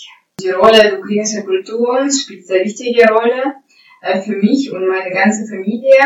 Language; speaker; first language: German; non-native, fluent; Ukrainian